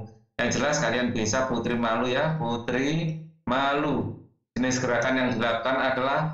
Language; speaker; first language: Indonesian; native; Indonesian